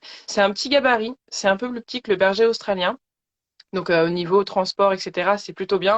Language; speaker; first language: French; native; French